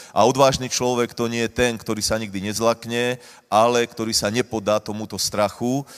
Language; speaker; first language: Slovak; native; Slovak